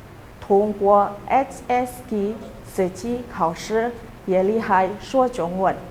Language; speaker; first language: Chinese; non-native, fluent; Indonesian